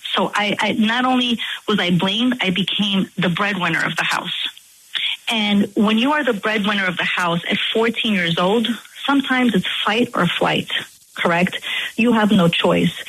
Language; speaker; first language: English; non-native, fluent; Portuguese